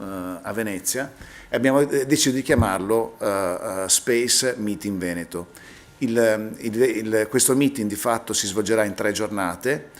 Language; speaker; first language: Italian; native; Italian